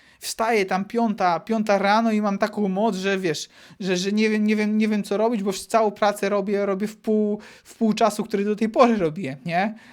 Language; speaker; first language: Polish; native; Polish